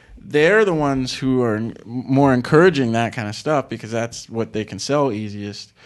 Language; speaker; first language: English; native; English